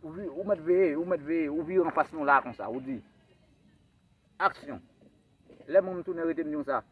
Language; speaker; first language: French; non-native, learner; Haitian Creole